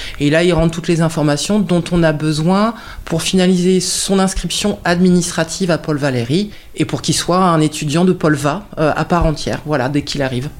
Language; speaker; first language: French; native; French